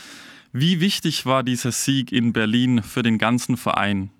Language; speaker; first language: German; native; German